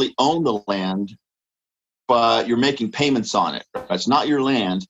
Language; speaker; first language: English; native; English